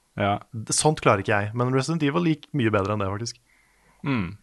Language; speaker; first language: Norwegian; native; Norwegian